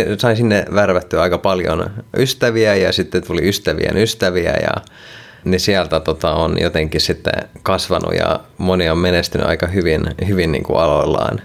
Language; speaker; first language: Finnish; non-native, local second language; Swedish